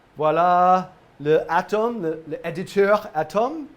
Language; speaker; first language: French; non-native, learner; English